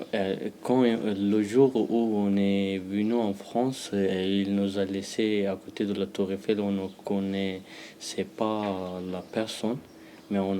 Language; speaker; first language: French; non-native, learner; Pashto